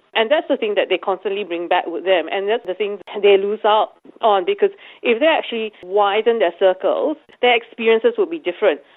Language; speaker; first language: English; native; English